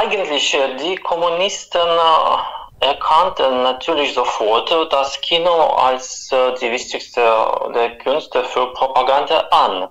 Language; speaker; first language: German; non-native, fluent; Russian